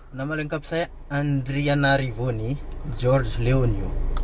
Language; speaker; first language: Indonesian; non-native, fluent; Malagasy